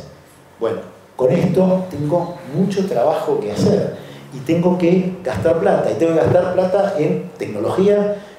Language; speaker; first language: Spanish; native; Spanish